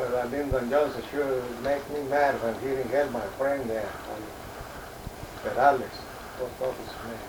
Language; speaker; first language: English; non-native, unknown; Spanish